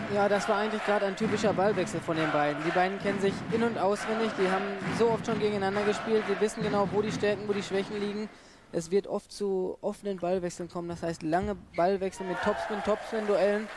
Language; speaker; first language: German; native; German